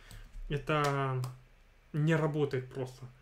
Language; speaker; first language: Russian; non-native, fluent; French